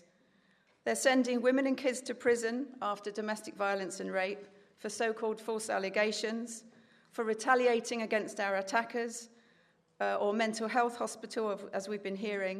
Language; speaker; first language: English; native; English